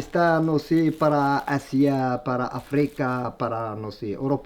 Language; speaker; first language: Spanish; non-native, learner; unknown